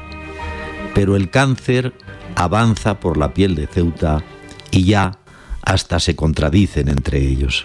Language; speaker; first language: Spanish; native; Spanish